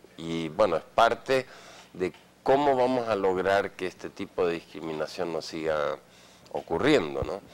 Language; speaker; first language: Spanish; non-native, fluent; Swedish